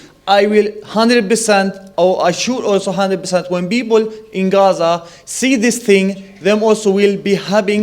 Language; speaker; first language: English; non-native, learner; Arabic